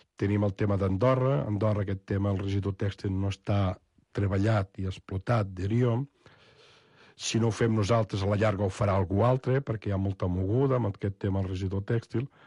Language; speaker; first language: Catalan; native; Catalan